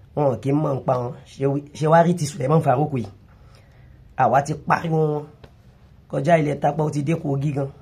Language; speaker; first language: Yoruba; non-native, local second language; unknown